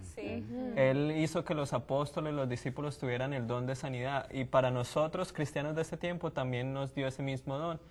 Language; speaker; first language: Spanish; native; Spanish